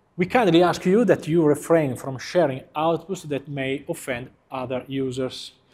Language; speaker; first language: English; non-native, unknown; Italian